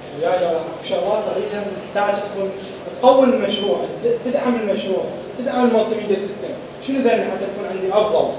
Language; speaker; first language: Arabic; native; Arabic